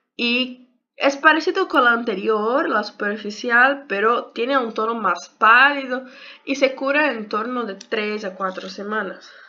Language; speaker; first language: Spanish; non-native, learner; Portuguese